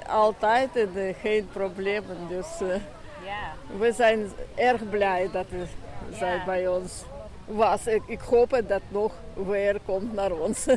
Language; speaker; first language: Dutch; non-native, learner; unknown